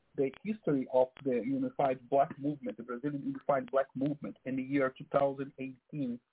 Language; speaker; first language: English; non-native, fluent; Portuguese